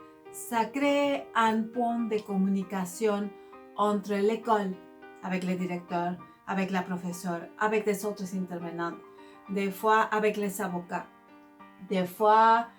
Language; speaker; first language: French; non-native, fluent; Spanish